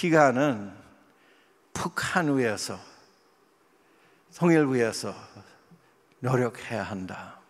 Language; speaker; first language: Korean; non-native, fluent; English